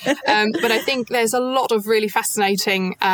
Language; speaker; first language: English; non-native, fluent; German